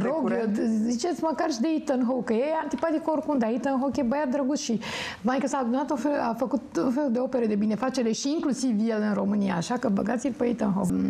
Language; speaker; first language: Romanian; native; Romanian